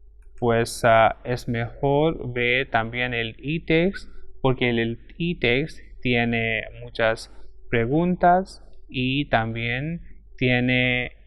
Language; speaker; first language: Spanish; non-native, fluent; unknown